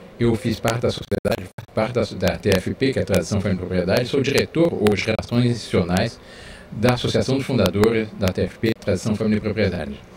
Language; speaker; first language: Portuguese; early bilingual, other home language; French